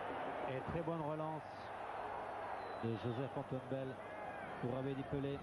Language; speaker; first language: French; native; French